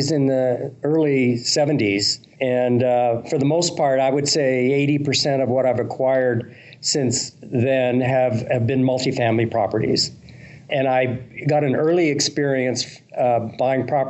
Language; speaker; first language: English; native; English